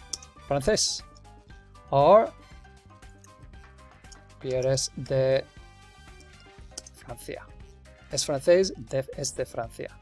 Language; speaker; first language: Spanish; non-native, fluent; English